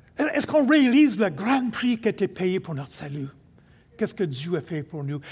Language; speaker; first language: French; non-native, local second language; English